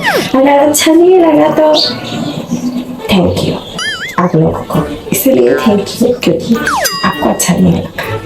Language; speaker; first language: Hindi; non-native, local second language; Kok Borok